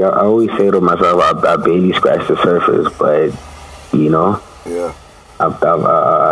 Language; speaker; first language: English; non-native, local second language; Tswana